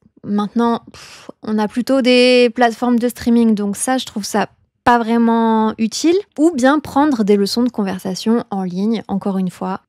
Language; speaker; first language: French; native; French